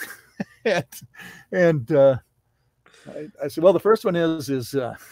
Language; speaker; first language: English; native; English